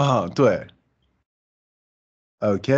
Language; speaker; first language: Chinese; non-native, learner; English